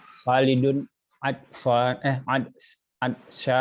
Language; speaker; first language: Arabic; non-native, learner; Indonesian